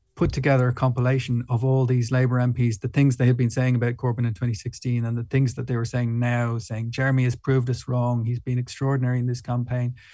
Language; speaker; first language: English; native; English